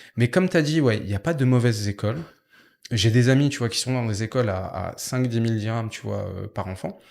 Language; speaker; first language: French; native; French